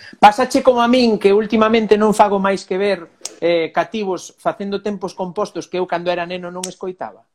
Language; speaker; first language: Galician; non-native, local second language; Spanish